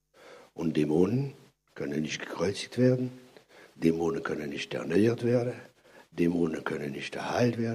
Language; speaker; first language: German; non-native, fluent; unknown